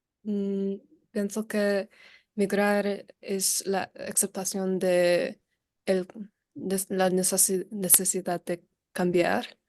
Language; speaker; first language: Spanish; non-native, learner; English